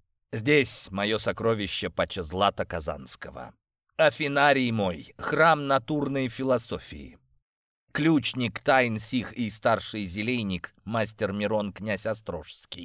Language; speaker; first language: Russian; native; Russian